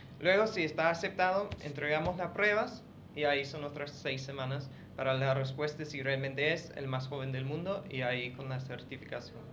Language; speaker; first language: Spanish; non-native, fluent; English